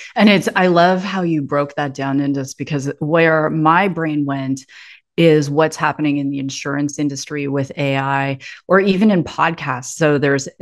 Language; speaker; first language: English; native; English